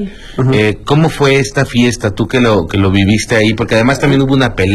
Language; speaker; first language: Spanish; native; Spanish